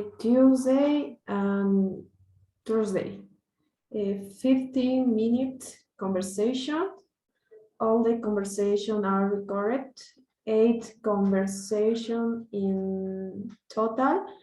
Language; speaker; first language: English; non-native, learner; Spanish